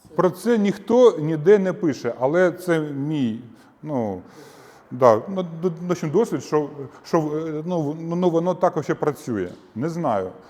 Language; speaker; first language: Ukrainian; non-native, local second language; Russian